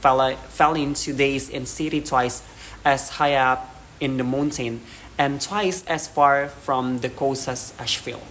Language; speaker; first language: English; non-native, learner; Indonesian